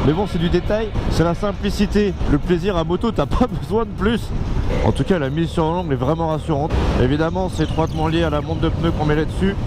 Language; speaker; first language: French; native; French